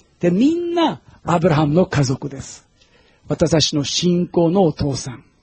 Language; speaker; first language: Japanese; non-native, fluent; Portuguese